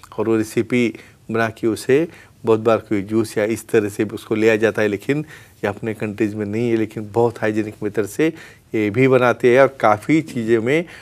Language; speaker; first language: Hindi; non-native, local second language; Marathi